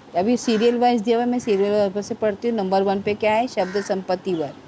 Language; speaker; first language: Hindi; non-native, local second language; Marathi